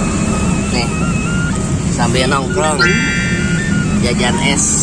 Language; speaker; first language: Indonesian; non-native, local second language; Sundanese